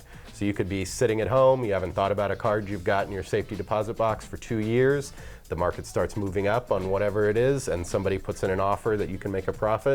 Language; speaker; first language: English; native; English